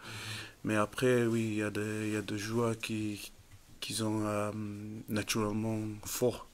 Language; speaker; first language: French; non-native, fluent; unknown